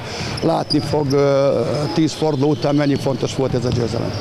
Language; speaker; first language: Hungarian; non-native, learner; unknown